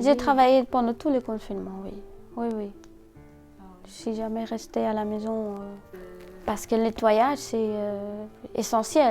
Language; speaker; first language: French; non-native, fluent; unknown